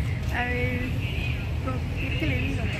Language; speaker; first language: Spanish; native; Spanish